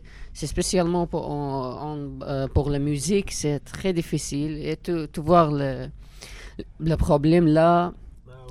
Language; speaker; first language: French; non-native, learner; Arabic